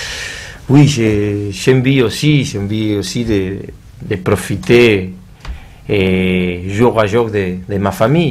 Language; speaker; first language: French; non-native, learner; Spanish